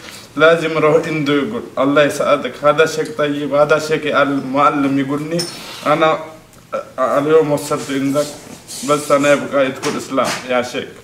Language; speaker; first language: Arabic; non-native, learner; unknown